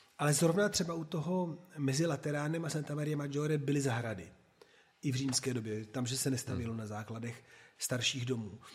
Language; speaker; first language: Czech; non-native, fluent; Italian